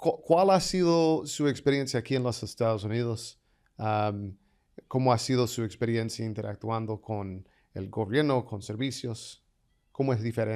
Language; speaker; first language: Spanish; non-native, fluent; English